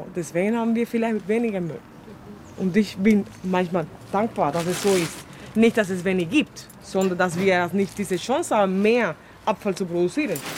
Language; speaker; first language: German; non-native, fluent; Spanish